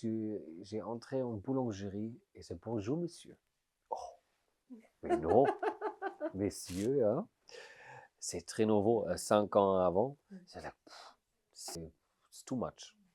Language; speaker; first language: French; non-native, learner; German